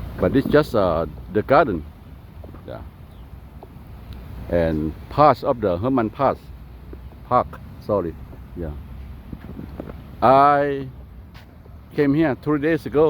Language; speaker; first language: English; non-native, learner; Lao